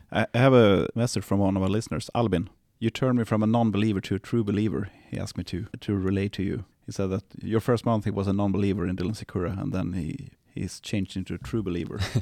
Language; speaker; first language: English; non-native, fluent; Swedish